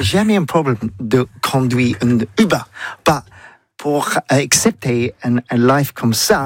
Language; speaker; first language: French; non-native, learner; English